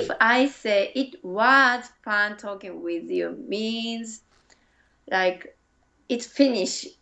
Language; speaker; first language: English; non-native, learner; Japanese